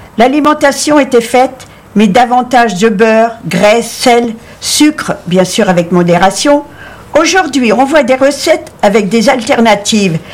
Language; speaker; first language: French; native; French